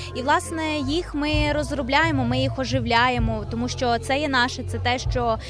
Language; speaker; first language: Ukrainian; native; Ukrainian